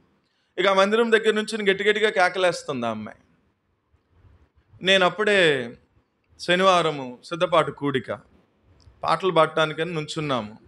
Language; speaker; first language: Telugu; native; Telugu